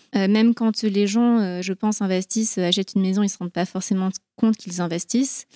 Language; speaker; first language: French; native; French